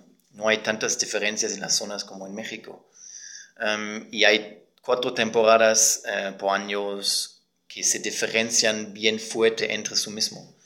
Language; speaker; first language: Spanish; non-native, fluent; German